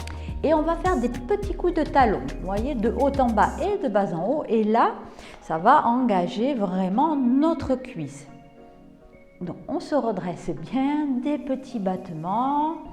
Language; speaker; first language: French; native; French